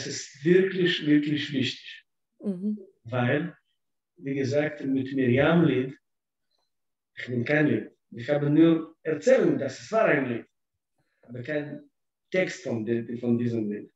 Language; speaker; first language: German; non-native, fluent; Russian